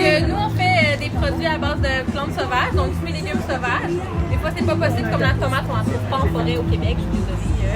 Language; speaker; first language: French; native; French